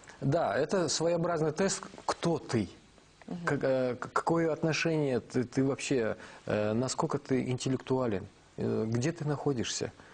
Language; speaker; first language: Russian; non-native, local second language; Kazakh